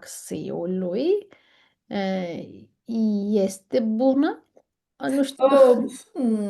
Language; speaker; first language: Romanian; non-native, learner; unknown